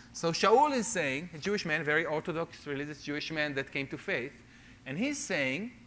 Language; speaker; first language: English; non-native, fluent; Hebrew